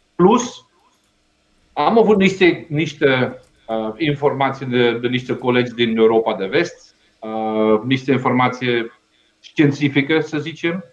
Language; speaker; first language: Romanian; non-native, fluent; Dutch